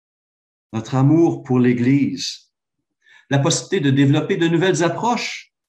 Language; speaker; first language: French; native; French